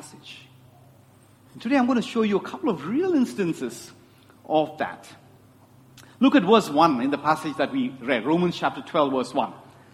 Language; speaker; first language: English; non-native, local second language; Tamil